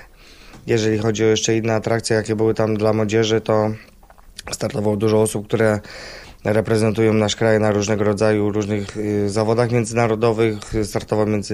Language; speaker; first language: Polish; native; Polish